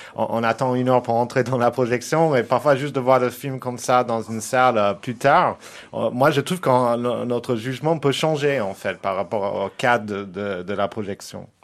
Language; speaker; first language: French; non-native, fluent; English